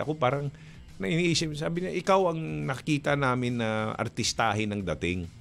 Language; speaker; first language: Filipino; non-native, local second language; Hiligaynon